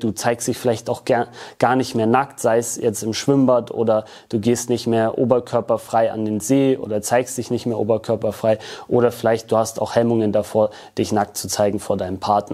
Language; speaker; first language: German; native; German